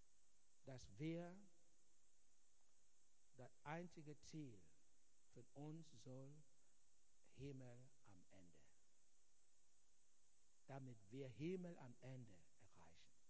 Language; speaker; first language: German; non-native, fluent; Igbo